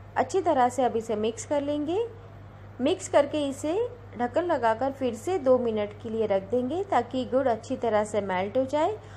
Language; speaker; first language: Hindi; non-native, local second language; Gujarati